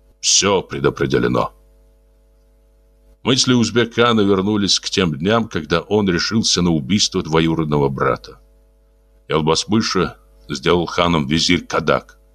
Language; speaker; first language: Russian; native; Russian